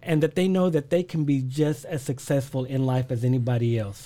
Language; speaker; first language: English; early bilingual, other home language; Spanish